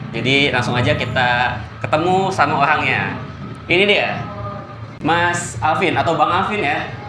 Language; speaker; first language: Indonesian; native; Indonesian